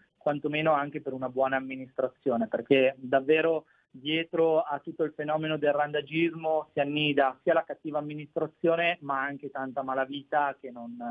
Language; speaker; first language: Italian; native; Italian